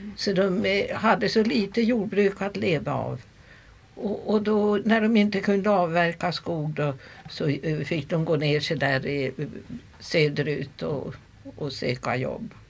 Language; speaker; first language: Swedish; native; Swedish